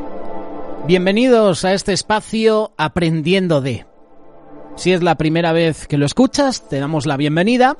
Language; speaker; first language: Spanish; native; Spanish